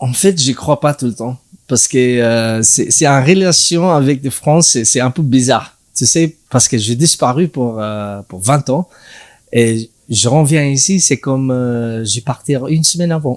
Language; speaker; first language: French; non-native, learner; English